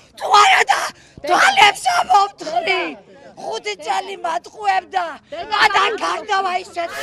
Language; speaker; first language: Georgian; native; Georgian